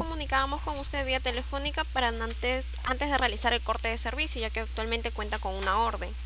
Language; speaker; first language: Spanish; native; Spanish